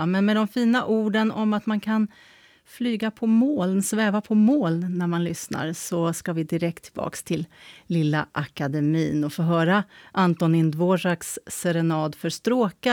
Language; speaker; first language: Swedish; native; Swedish